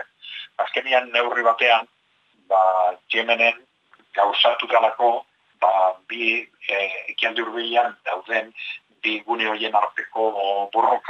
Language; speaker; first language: Basque; native; Basque